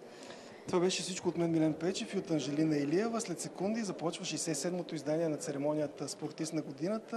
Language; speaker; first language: Bulgarian; native; Bulgarian